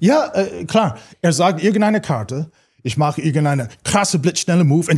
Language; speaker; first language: German; non-native, fluent; English